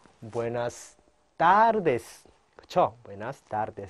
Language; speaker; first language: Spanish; non-native, fluent; Korean